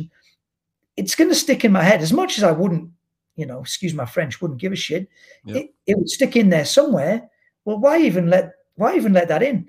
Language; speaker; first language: English; native; English